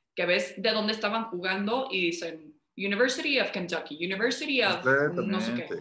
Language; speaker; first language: Spanish; early bilingual, heritage; Spanish